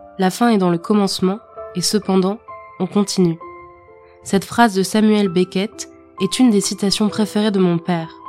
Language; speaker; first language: French; native; French